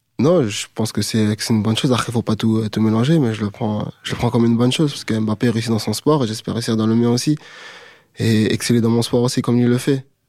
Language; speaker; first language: French; native; French